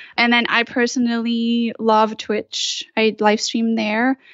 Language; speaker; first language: English; non-native, fluent; German